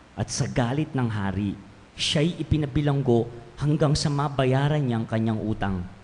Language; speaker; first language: Filipino; non-native, local second language; Pampanga